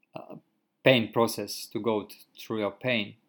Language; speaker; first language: English; non-native, fluent; Croatian